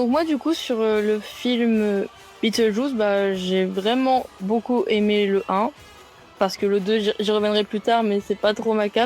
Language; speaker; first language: French; native; French